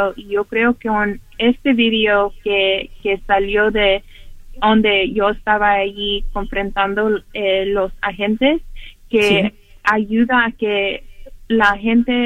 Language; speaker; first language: Spanish; early bilingual, heritage; Spanish